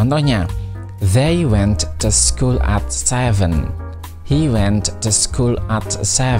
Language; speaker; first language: English; non-native, fluent; Indonesian